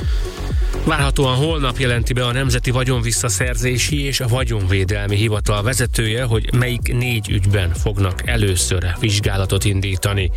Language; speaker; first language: Hungarian; native; Hungarian